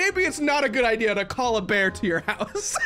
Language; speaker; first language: English; native; English